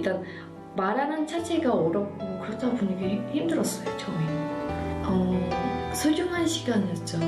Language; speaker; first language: Korean; non-native, fluent; Khmer